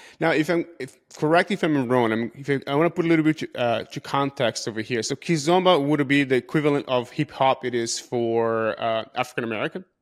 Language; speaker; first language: English; non-native, fluent; Portuguese